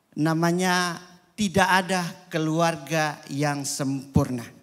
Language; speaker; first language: Indonesian; native; Indonesian